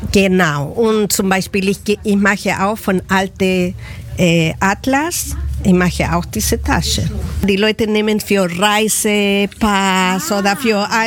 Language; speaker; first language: German; non-native, learner; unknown